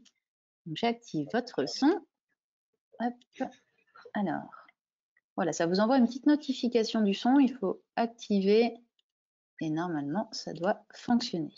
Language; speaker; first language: French; native; French